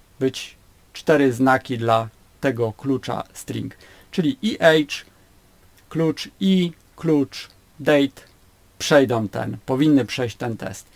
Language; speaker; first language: Polish; native; Polish